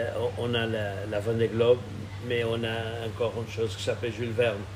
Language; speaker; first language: French; non-native, fluent; Portuguese